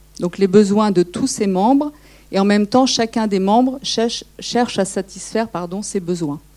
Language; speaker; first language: French; native; French